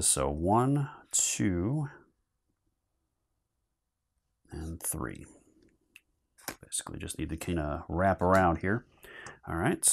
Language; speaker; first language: English; native; English